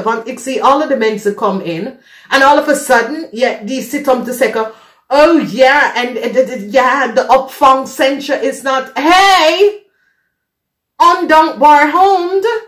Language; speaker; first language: Dutch; non-native, fluent; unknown